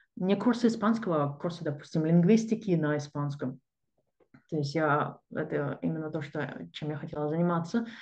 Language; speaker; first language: Russian; native; Russian